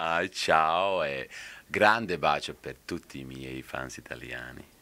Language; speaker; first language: Italian; non-native, fluent; Serbian